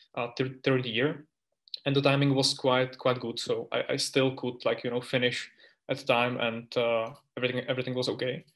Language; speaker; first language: English; non-native, fluent; Czech